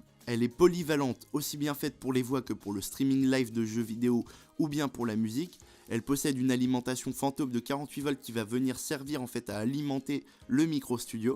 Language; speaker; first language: French; native; French